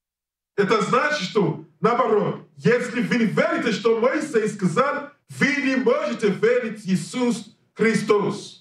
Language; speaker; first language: Russian; non-native, learner; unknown